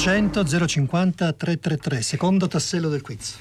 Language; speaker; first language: Italian; native; Italian